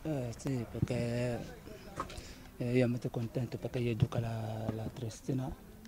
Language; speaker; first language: Italian; non-native, learner; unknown